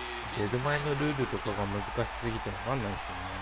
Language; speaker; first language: Japanese; native; Japanese